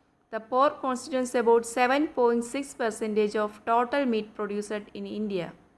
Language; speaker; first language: English; non-native, local second language; Malayalam